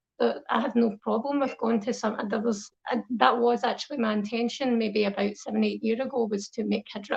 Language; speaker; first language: English; native; English